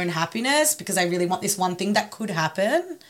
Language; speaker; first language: English; native; English